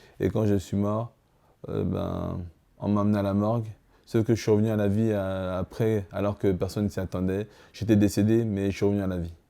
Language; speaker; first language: French; early bilingual, other home language; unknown